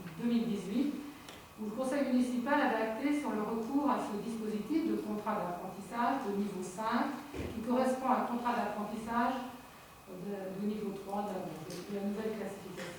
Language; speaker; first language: French; native; French